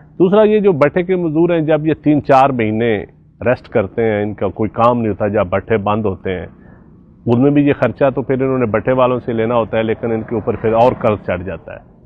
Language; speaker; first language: Urdu; non-native, local second language; Punjabi